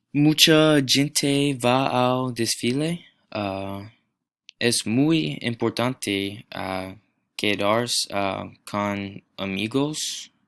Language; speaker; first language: Spanish; non-native, learner; English